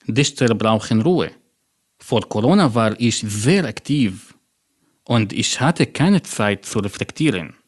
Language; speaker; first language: German; non-native, fluent; Arabic